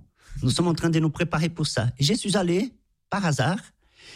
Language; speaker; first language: French; non-native, fluent; Portuguese